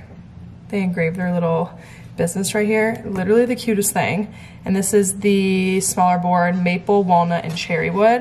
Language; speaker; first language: English; native; English